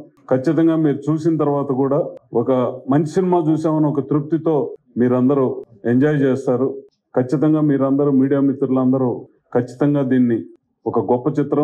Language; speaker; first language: Telugu; native; Telugu